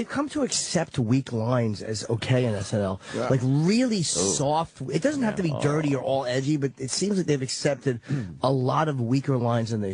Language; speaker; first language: English; native; English